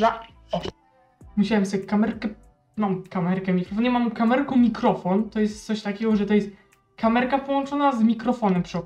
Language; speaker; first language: Polish; native; Polish